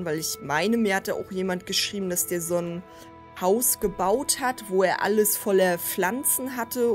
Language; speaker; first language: German; native; German